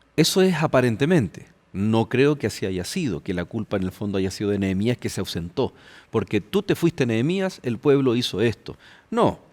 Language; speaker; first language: Spanish; native; Spanish